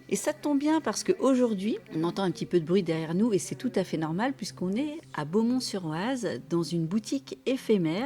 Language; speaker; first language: French; native; French